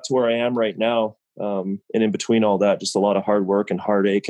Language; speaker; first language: English; native; English